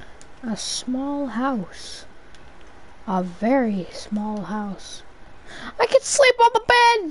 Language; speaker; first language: English; native; English